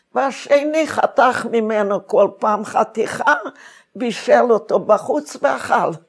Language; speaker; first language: Hebrew; non-native, fluent; Hungarian